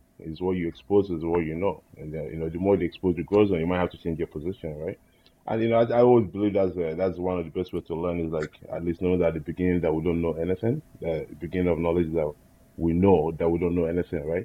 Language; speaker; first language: English; non-native, local second language; Igbo